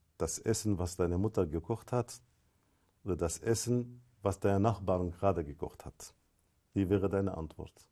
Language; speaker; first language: German; non-native, fluent; Arabic